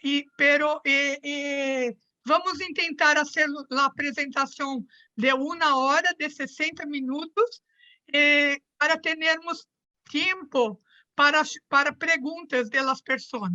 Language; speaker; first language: Spanish; non-native, learner; Portuguese